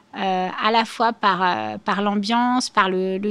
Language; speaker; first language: French; native; French